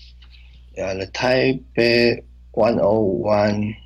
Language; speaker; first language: English; non-native, learner; Chinese